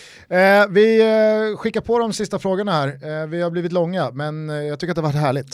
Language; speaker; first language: Swedish; native; Swedish